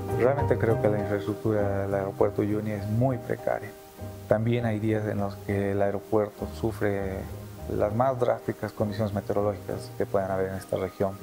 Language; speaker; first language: Spanish; native; Spanish